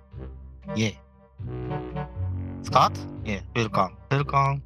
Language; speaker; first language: English; non-native, learner; Japanese